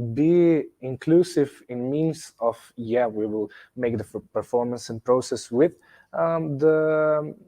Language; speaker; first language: English; non-native, fluent; Slovenian